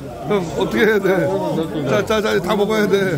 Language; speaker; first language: Korean; native; Korean